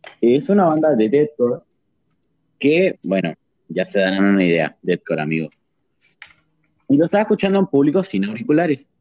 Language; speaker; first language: Spanish; native; Spanish